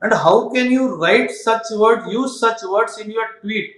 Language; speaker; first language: English; non-native, local second language; Telugu